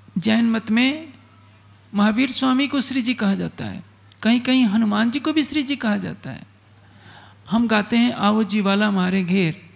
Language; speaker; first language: Hindi; native; Hindi